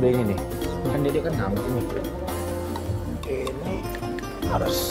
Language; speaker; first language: Indonesian; native; Indonesian